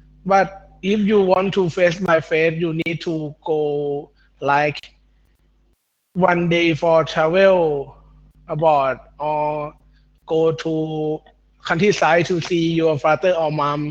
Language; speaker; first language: English; non-native, learner; Thai